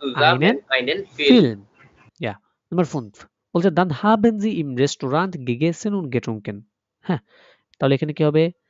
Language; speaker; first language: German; non-native, fluent; Bangla